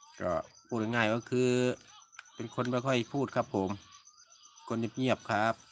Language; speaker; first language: Thai; native; Thai